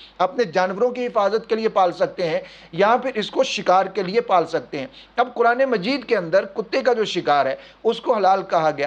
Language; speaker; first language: Urdu; native; Urdu